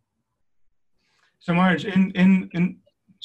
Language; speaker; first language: English; native; English